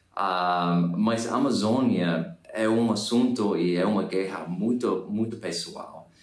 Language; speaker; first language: Portuguese; non-native, fluent; English